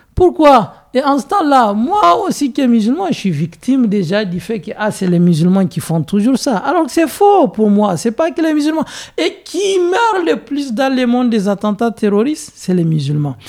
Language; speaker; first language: French; non-native, local second language; Hausa